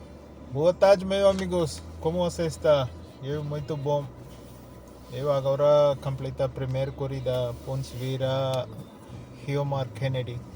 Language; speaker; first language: Portuguese; non-native, learner; Tamil